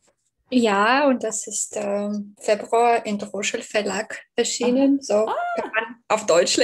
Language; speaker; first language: German; non-native, fluent; Belarusian